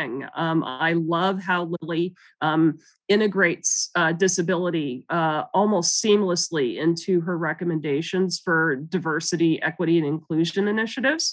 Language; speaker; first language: English; native; English